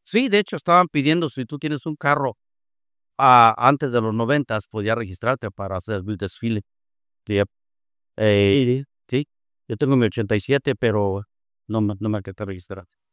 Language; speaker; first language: Spanish; native; Spanish